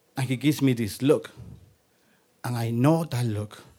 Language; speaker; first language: English; non-native, fluent; Spanish